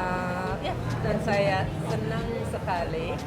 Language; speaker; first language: Indonesian; non-native, fluent; English